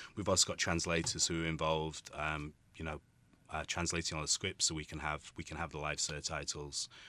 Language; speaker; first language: English; native; English